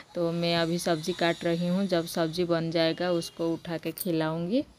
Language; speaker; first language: Hindi; non-native, local second language; Odia